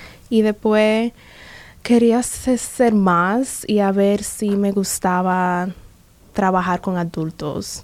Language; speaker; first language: Spanish; early bilingual, other home language; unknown